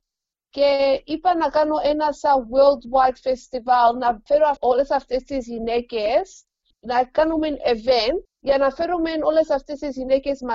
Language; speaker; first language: Greek; early bilingual, heritage; English